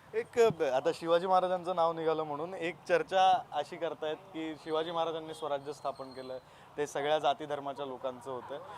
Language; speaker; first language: Marathi; native; Marathi